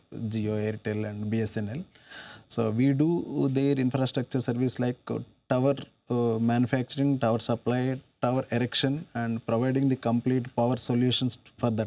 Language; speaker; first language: English; non-native, local second language; Telugu